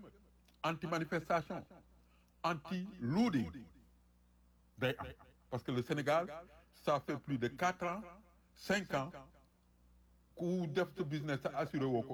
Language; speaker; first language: French; non-native, local second language; Wolof